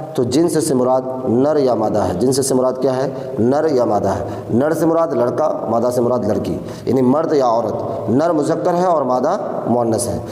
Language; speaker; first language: Urdu; native; Urdu